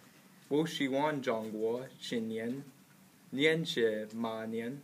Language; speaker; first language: Chinese; non-native, learner; English